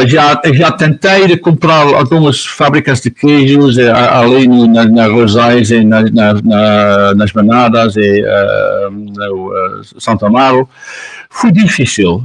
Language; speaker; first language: Portuguese; non-native, learner; Dutch